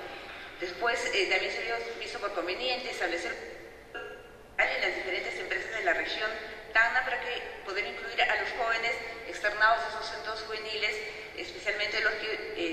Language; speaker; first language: Spanish; native; Spanish